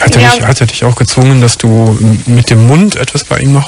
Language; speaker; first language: German; native; German